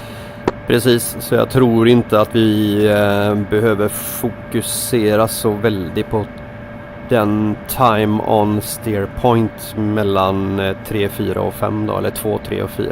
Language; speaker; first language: Swedish; native; Swedish